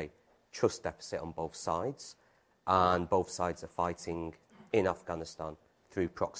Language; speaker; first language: English; native; English